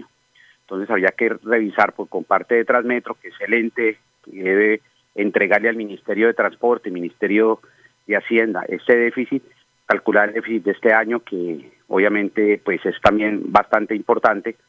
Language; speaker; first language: Spanish; native; Spanish